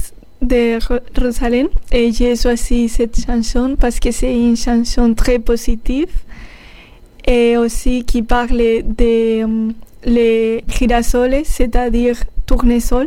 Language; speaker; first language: French; non-native, learner; Spanish